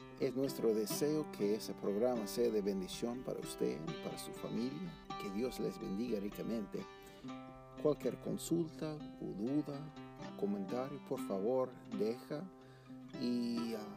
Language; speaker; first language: Spanish; non-native, fluent; English